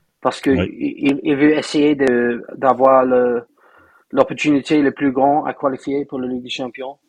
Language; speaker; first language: French; non-native, fluent; English